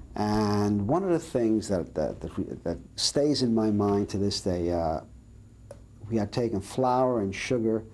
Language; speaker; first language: English; early bilingual, other home language; Serbian